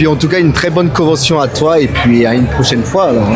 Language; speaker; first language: French; native; French